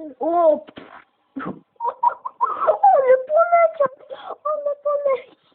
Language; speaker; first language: Polish; native; Polish